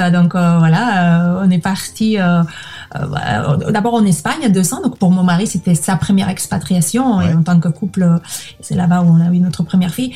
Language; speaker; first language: French; non-native, fluent; Spanish